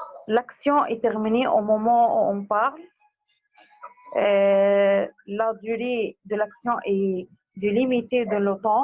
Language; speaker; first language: French; non-native, learner; Arabic